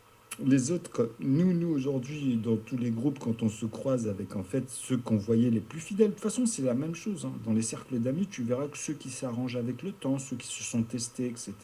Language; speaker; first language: French; native; French